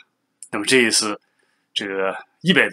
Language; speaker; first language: Chinese; native; Chinese